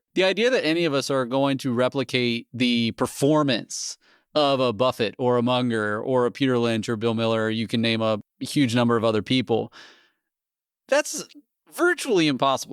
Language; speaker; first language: English; native; English